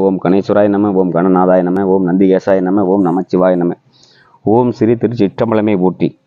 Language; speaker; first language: Tamil; native; Tamil